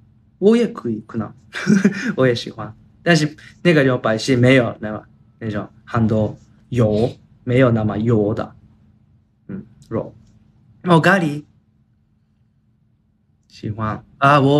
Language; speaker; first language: Chinese; non-native, learner; Japanese